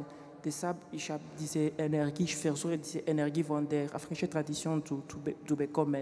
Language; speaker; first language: German; non-native, learner; French